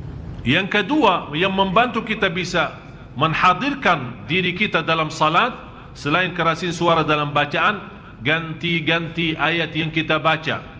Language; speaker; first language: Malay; non-native, fluent; Arabic